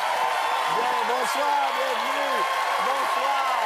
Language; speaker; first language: French; native; French